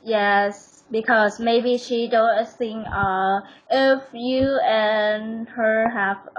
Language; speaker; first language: English; non-native, learner; Vietnamese